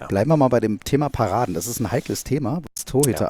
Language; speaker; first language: German; native; German